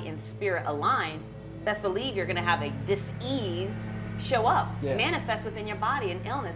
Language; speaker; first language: English; early bilingual, other home language; Russian